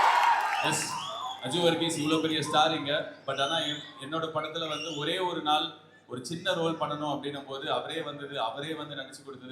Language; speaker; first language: Tamil; native; Tamil